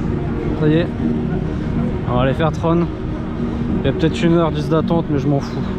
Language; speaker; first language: French; native; French